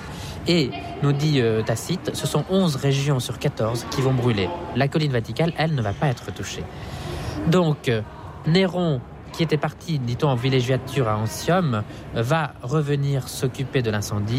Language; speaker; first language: French; native; French